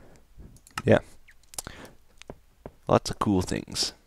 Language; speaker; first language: English; native; English